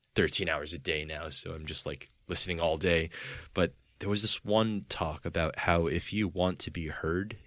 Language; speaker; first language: English; early bilingual, other home language; Spanish